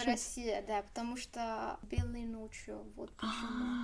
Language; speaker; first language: Russian; non-native, learner; Arabic